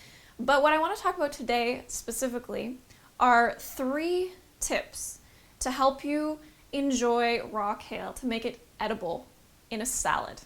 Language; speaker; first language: English; native; English